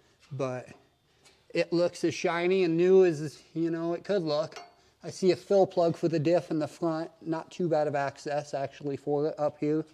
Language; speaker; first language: English; native; English